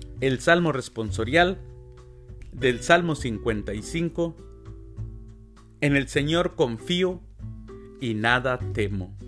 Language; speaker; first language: Spanish; native; Spanish